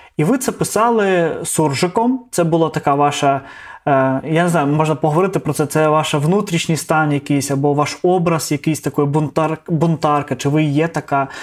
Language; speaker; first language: Ukrainian; non-native, local second language; Russian